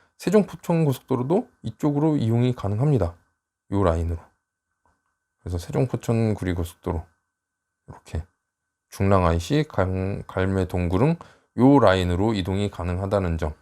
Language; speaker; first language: Korean; native; Korean